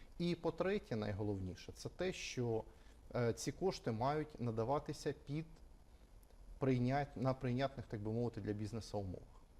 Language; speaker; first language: Ukrainian; native; Ukrainian